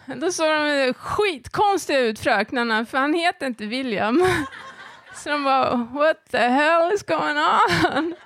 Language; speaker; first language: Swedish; native; Swedish